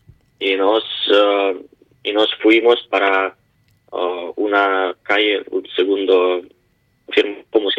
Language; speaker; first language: Spanish; non-native, learner; Ukrainian